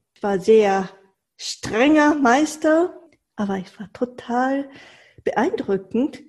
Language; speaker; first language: German; non-native, fluent; Japanese